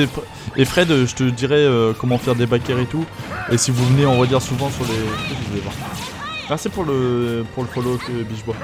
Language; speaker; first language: French; native; French